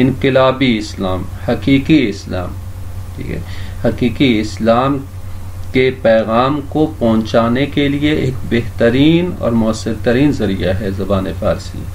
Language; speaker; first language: Urdu; native; Urdu